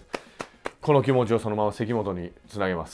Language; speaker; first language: Japanese; native; Japanese